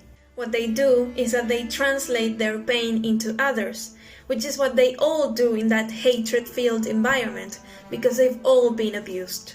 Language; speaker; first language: English; non-native, fluent; Spanish